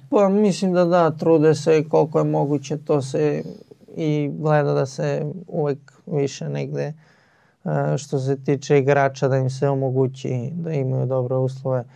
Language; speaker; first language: Serbian; early bilingual, heritage; Serbian